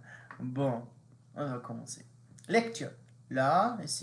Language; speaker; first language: French; non-native, fluent; English